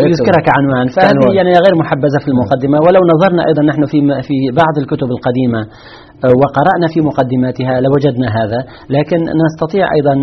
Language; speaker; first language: Arabic; native; Arabic